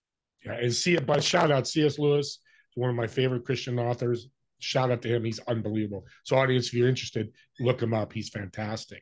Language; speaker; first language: English; native; English